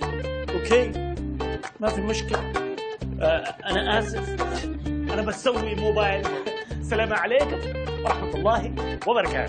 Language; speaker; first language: Arabic; non-native, learner; Hindi